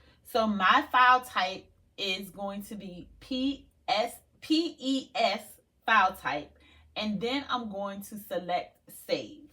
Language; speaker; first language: English; native; English